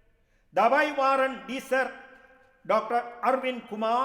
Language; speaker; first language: German; non-native, fluent; Malayalam